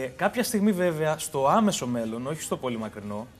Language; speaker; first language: Greek; native; Greek